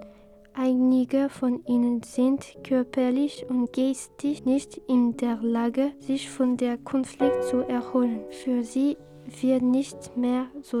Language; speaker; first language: German; non-native, learner; French